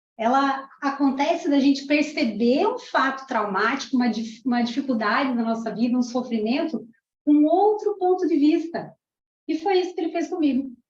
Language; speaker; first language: Portuguese; early bilingual, other home language; Spanish